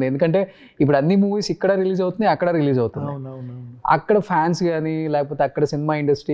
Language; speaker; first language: Telugu; native; Telugu